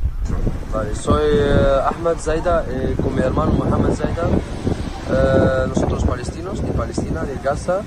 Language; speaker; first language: Spanish; non-native, learner; Arabic